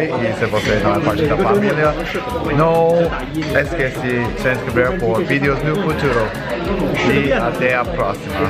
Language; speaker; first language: Portuguese; non-native, learner; English